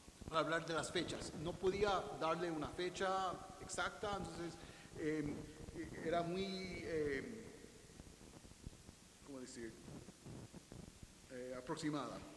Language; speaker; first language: Spanish; non-native, fluent; English